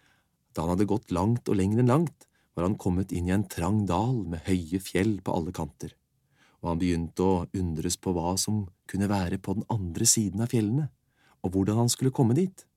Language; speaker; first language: Norwegian; native; Norwegian